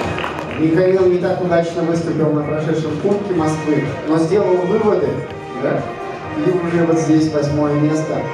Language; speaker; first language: Russian; native; Russian